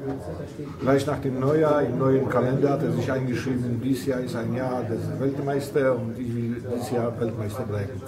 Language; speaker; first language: German; non-native, fluent; Polish